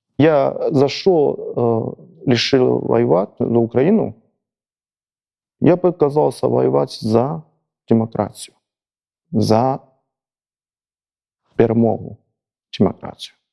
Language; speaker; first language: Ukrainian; non-native, learner; Chinese